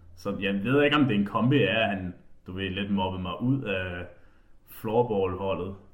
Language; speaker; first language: Danish; native; Danish